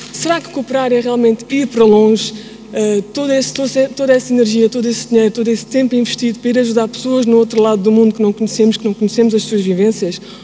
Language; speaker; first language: Portuguese; early bilingual, heritage; Portuguese